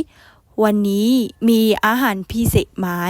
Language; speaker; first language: Thai; non-native, fluent; Burmese